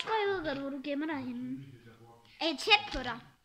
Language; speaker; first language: Danish; early bilingual, other home language; Arabic